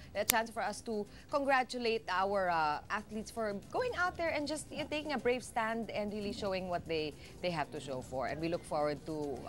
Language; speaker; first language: English; non-native, local second language; Filipino